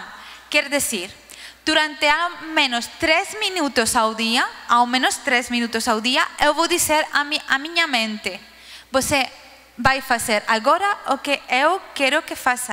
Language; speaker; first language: Portuguese; non-native, learner; Spanish